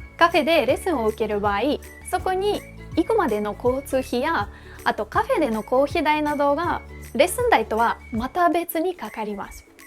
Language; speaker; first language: Japanese; non-native, fluent; Russian